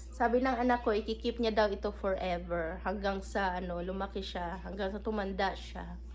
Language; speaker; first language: Filipino; non-native, local second language; Cebuano